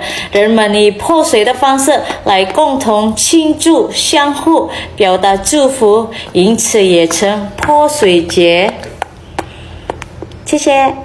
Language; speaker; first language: Chinese; non-native, learner; Indonesian